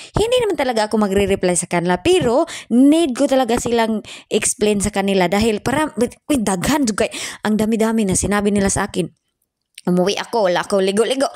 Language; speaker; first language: Filipino; non-native, local second language; Cebuano